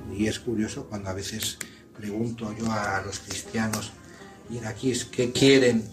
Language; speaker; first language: Spanish; native; Spanish